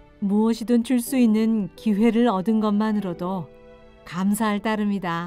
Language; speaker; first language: Korean; native; Korean